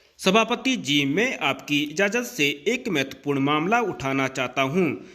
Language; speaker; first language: Hindi; native; Hindi